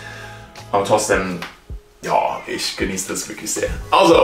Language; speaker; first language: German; non-native, learner; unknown